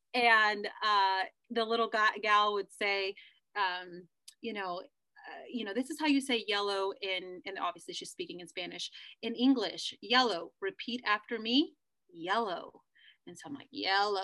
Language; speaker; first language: English; early bilingual, other home language; Spanish